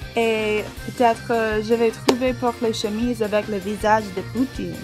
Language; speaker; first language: French; non-native, learner; English